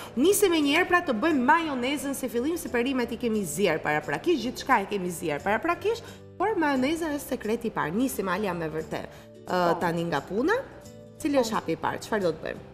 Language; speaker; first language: Albanian; native; Albanian